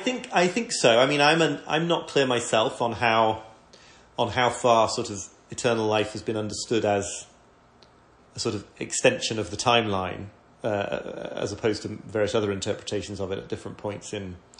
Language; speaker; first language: English; native; English